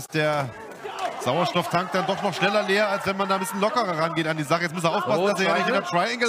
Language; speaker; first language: German; native; German